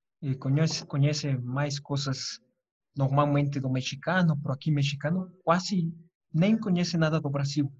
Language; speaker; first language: Portuguese; non-native, fluent; Spanish